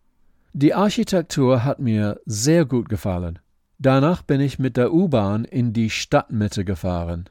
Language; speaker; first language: German; non-native, fluent; English